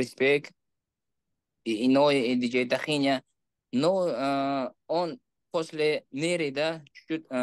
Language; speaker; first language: Russian; non-native, local second language; Uzbek